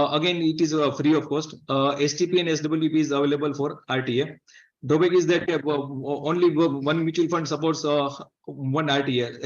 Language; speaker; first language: English; non-native, local second language; Gujarati